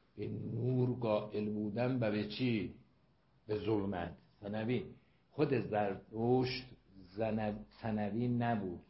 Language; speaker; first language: Persian; non-native, local second language; Azerbaijani